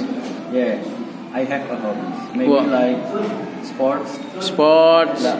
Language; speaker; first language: English; non-native, learner; Indonesian